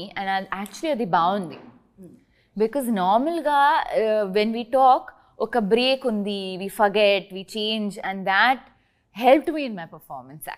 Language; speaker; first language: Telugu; non-native, learner; Tulu